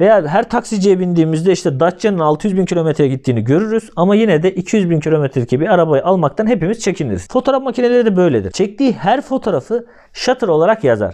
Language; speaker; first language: Turkish; native; Turkish